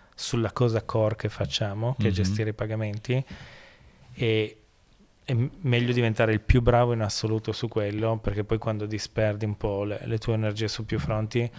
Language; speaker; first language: Italian; native; Italian